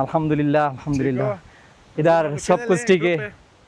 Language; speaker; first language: Hindi; non-native, learner; Bangla